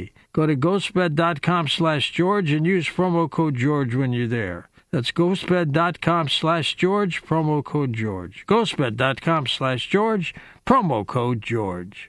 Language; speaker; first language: English; native; English